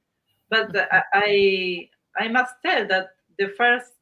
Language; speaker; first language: English; non-native, learner; Spanish